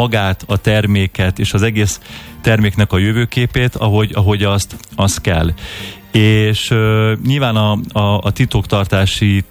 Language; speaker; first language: Hungarian; native; Hungarian